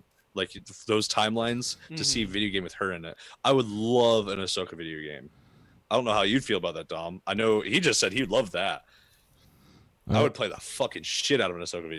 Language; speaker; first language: English; native; English